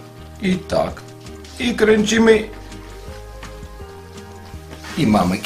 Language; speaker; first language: Polish; non-native, fluent; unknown